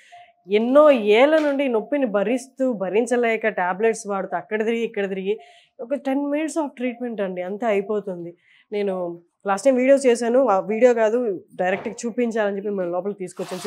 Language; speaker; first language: Telugu; native; Telugu